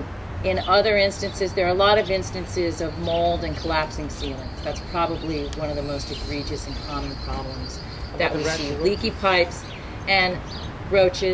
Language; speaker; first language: English; native; English